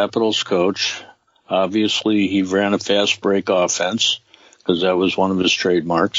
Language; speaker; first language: English; native; English